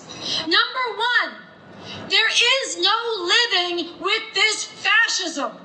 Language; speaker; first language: English; native; English